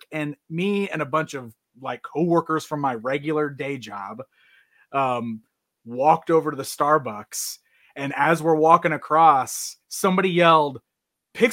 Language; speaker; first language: English; native; English